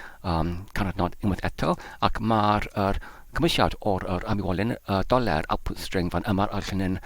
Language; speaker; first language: Welsh; non-native, fluent; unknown